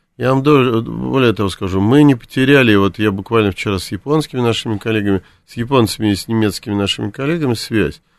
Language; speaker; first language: Russian; native; Russian